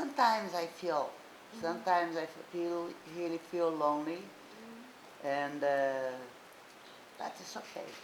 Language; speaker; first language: English; non-native, learner; Portuguese